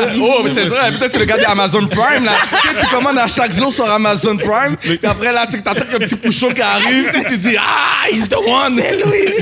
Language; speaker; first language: French; early bilingual, other home language; Haitian Creole